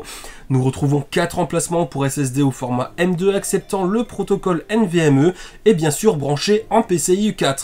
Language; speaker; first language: French; native; French